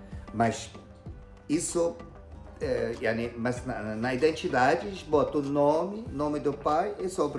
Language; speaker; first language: Portuguese; non-native, fluent; Arabic